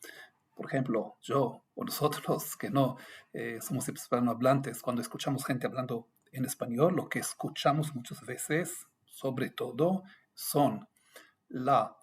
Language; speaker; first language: Spanish; non-native, fluent; Hebrew